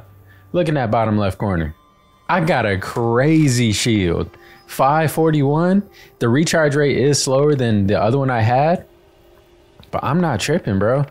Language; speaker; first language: English; native; English